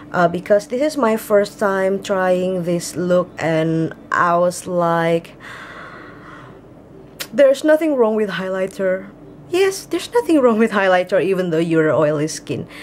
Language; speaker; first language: English; non-native, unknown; Indonesian